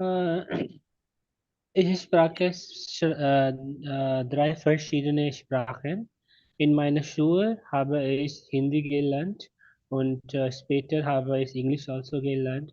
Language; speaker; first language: German; non-native, learner; Hindi